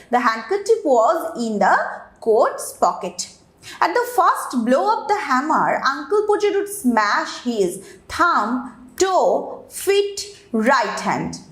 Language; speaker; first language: English; non-native, local second language; Bangla